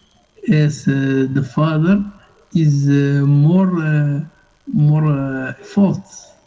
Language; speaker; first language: English; non-native, learner; Arabic